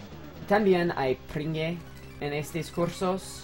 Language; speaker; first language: Spanish; non-native, learner; English